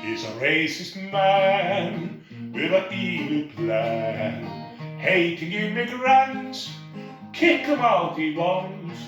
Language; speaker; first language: English; non-native, fluent; Icelandic